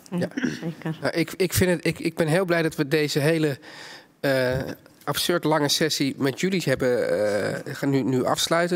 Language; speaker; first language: Dutch; native; Dutch